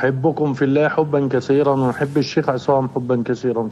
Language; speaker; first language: Arabic; native; Arabic